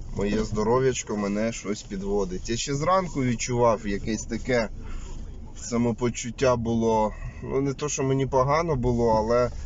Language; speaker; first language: Ukrainian; non-native, local second language; Russian